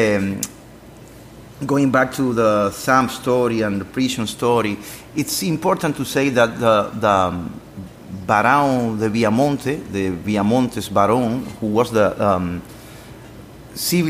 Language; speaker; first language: English; non-native, learner; Spanish